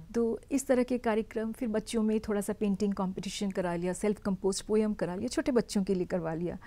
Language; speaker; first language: Hindi; native; Hindi